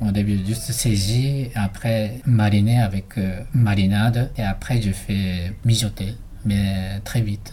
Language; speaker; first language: French; non-native, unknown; Japanese